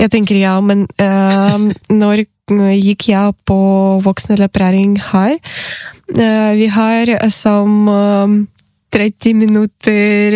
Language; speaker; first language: Norwegian; non-native, learner; Ukrainian